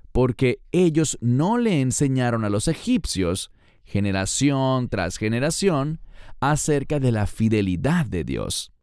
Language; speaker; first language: Spanish; non-native, fluent; Hebrew